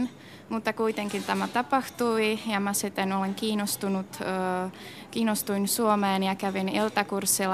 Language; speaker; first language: Finnish; non-native, fluent; Czech